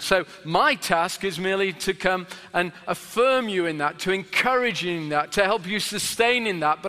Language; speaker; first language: English; native; English